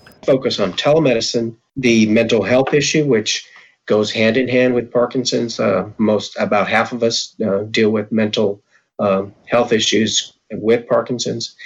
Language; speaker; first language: English; early bilingual, other home language; Spanish